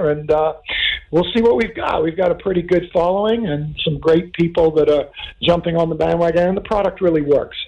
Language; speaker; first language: English; native; English